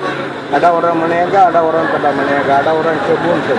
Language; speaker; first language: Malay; non-native, learner; Tamil